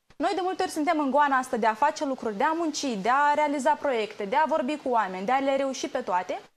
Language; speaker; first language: Romanian; native; Romanian